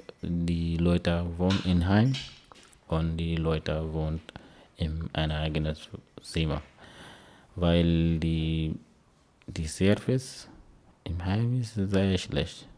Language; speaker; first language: German; non-native, learner; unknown